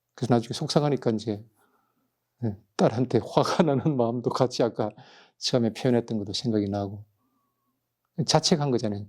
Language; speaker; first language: Korean; native; Korean